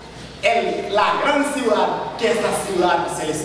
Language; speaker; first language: Spanish; native; Spanish